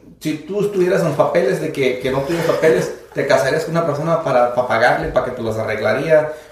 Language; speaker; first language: Spanish; early bilingual, heritage; Spanish